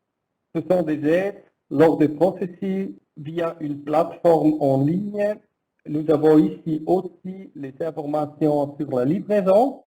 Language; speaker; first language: French; non-native, learner; German